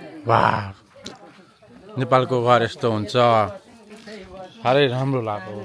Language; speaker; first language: Nepali; non-native, learner; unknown